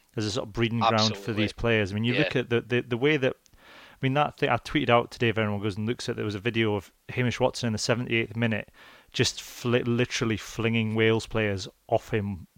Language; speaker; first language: English; native; English